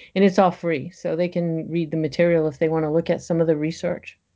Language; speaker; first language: English; early bilingual, other home language; French